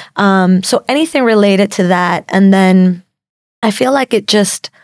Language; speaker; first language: English; non-native, fluent; Spanish